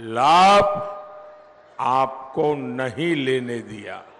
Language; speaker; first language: Hindi; non-native, local second language; Gujarati